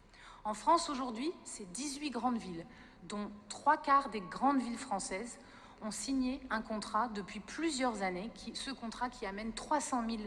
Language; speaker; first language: French; native; French